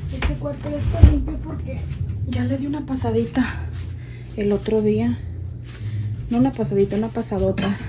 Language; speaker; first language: Spanish; early bilingual, heritage; Spanish